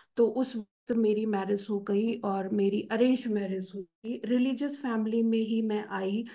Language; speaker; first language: Hindi; native; Hindi